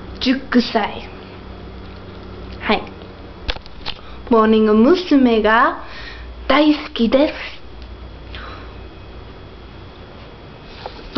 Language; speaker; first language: Japanese; non-native, learner; English